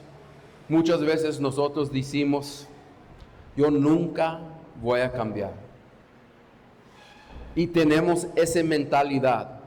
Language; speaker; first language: Spanish; non-native, fluent; English